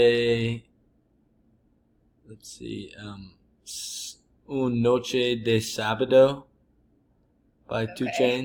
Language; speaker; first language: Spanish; non-native, learner; English